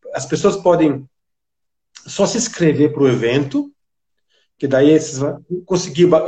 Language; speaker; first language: Portuguese; native; Portuguese